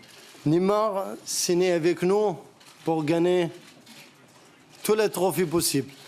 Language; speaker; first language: French; non-native, learner; Arabic